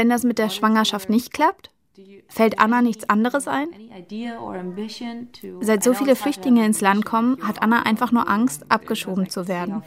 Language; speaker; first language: German; native; German